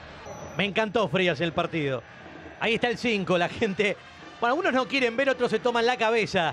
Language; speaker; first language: Spanish; native; Spanish